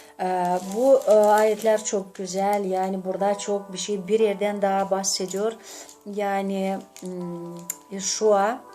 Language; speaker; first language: Turkish; non-native, learner; Gagauz